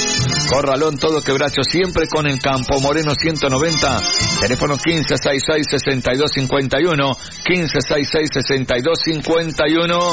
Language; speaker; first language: Spanish; native; Spanish